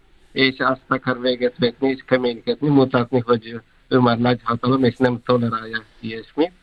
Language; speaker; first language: Hungarian; non-native, fluent; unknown